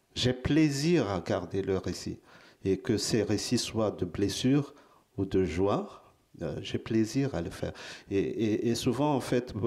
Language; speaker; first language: French; non-native, local second language; Malagasy